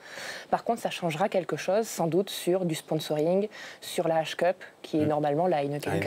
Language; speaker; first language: French; native; French